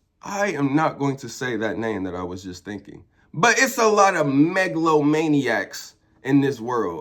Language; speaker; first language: English; native; English